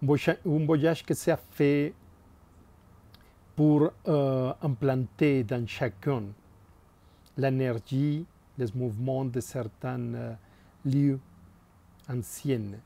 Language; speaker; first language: French; non-native, fluent; Spanish